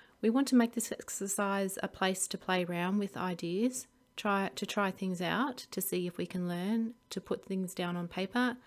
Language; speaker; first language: English; native; English